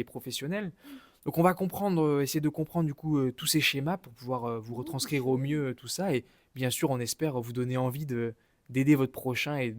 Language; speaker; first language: French; native; French